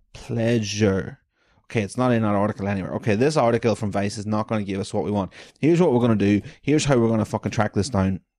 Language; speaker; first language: English; native; English